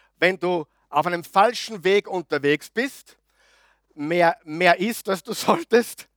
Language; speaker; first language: German; native; German